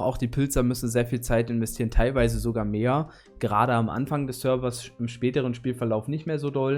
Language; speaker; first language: German; native; German